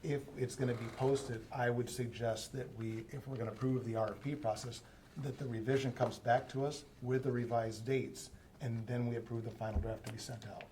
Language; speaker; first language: English; native; English